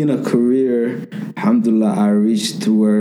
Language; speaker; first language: English; non-native, local second language; Somali